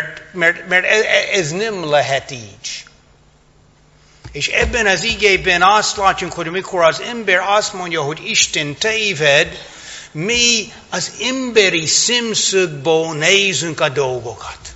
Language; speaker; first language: Hungarian; non-native, fluent; English